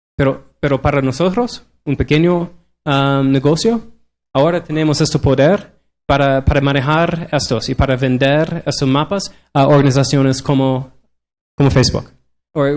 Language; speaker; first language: Spanish; non-native, learner; English